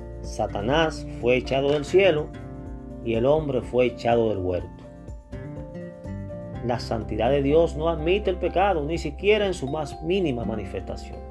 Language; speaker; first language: Spanish; native; Spanish